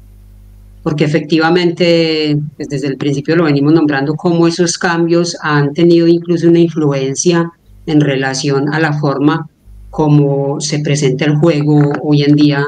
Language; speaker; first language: Spanish; native; Spanish